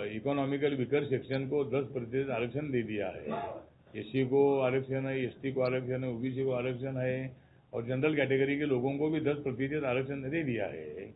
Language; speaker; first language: Hindi; non-native, local second language; Marathi